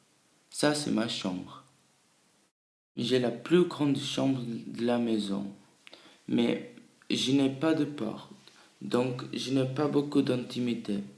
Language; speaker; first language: French; early bilingual, other home language; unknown